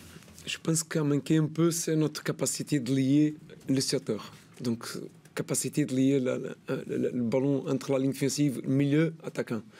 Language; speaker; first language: French; non-native, learner; Portuguese